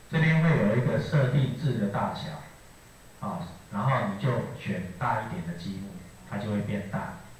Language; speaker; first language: Chinese; native; Chinese